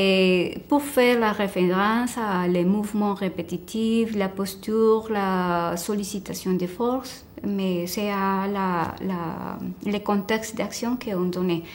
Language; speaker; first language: French; non-native, fluent; Spanish